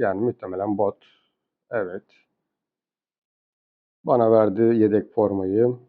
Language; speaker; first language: Turkish; native; Turkish